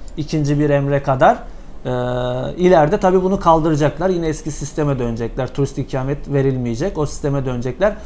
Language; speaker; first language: Turkish; native; Turkish